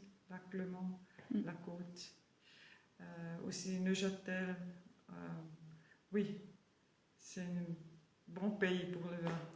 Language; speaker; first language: French; non-native, learner; German